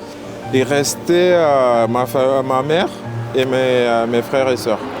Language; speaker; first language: French; non-native, fluent; Arabic